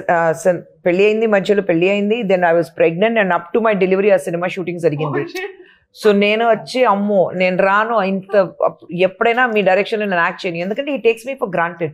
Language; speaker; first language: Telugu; non-native, fluent; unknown